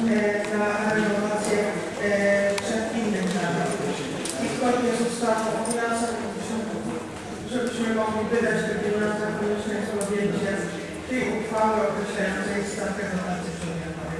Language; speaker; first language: Polish; native; Polish